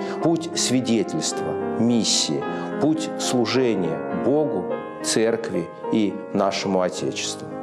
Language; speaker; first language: Russian; native; Russian